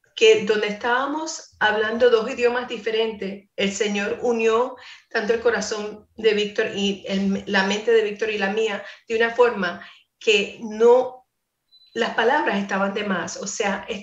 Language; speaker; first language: Spanish; non-native, fluent; English